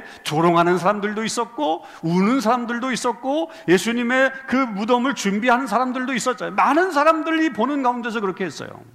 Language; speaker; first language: Korean; native; Korean